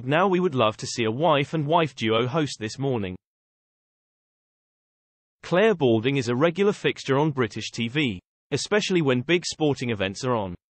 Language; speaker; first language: English; native; English